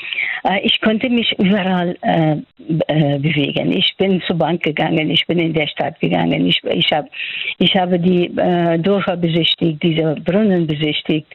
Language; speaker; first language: German; non-native, fluent; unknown